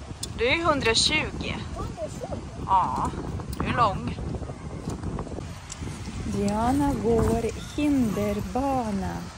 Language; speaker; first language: Swedish; non-native, fluent; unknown